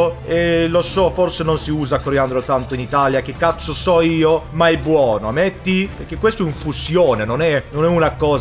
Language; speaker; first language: Italian; non-native, learner; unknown